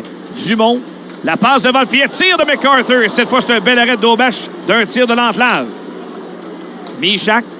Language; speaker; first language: French; native; French